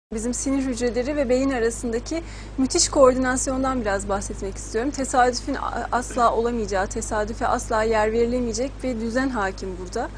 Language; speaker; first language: Turkish; native; Turkish